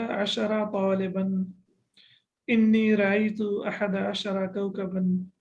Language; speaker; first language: Arabic; non-native, fluent; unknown